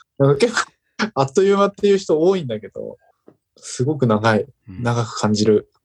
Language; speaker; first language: Japanese; native; Japanese